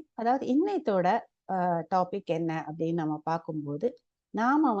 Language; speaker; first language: Tamil; native; Tamil